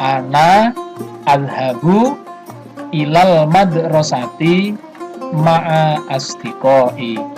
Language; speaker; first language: Arabic; non-native, fluent; Indonesian